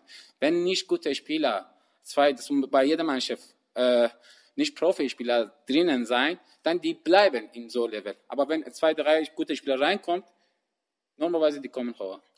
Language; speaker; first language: German; non-native, learner; Persian